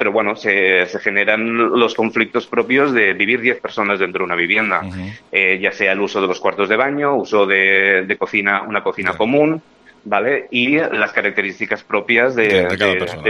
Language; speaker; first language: Spanish; native; Spanish